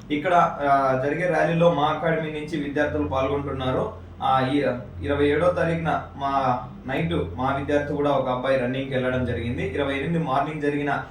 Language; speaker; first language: Telugu; native; Telugu